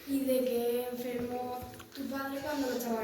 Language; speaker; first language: Spanish; native; Spanish